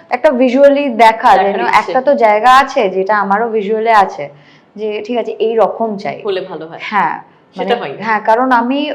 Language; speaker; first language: Bangla; native; Bangla